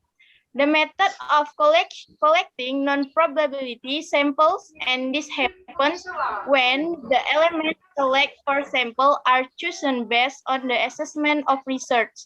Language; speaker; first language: English; non-native, learner; Indonesian